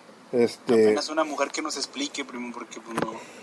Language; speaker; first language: Spanish; native; Spanish